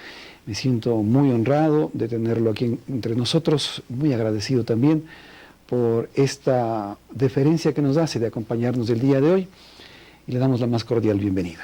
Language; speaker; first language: Spanish; native; Spanish